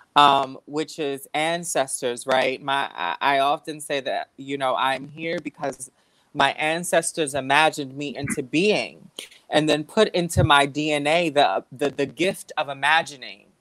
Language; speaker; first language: English; native; English